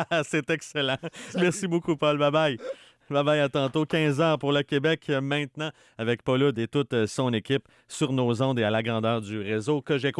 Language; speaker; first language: French; native; French